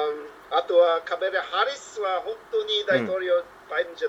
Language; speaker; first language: Japanese; non-native, learner; English